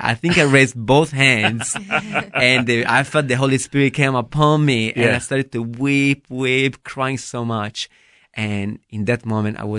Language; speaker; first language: English; non-native, fluent; Italian